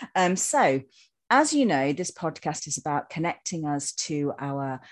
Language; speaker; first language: English; native; English